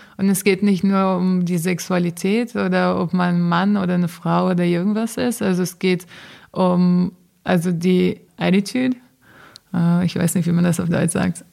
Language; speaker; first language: German; non-native, fluent; Portuguese